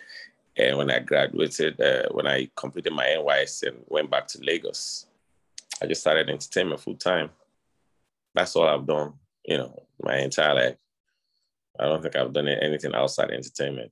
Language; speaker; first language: English; non-native, local second language; Yoruba